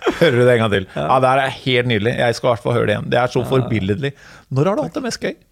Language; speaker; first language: Norwegian; native; Norwegian